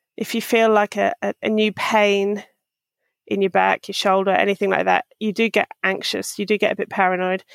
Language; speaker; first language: English; native; English